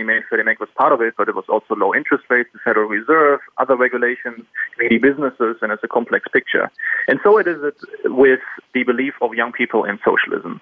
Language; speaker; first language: English; non-native, fluent; German